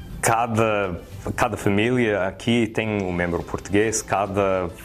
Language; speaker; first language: Portuguese; early bilingual, heritage; English